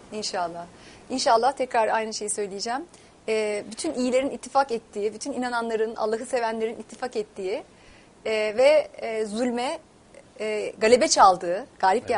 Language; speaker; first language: Turkish; native; Turkish